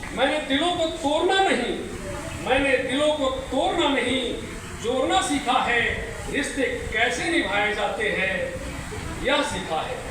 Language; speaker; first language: Hindi; native; Hindi